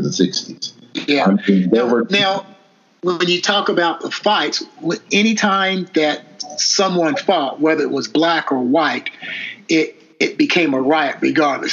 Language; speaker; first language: English; native; English